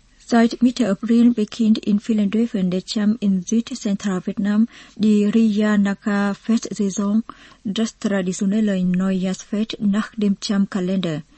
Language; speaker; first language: German; non-native, fluent; Vietnamese